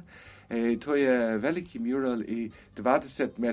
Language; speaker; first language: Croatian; non-native, learner; English